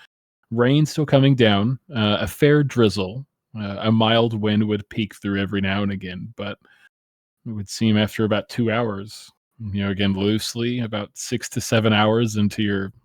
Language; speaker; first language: English; native; English